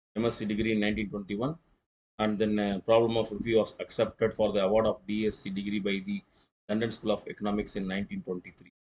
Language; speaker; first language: English; non-native, local second language; Tamil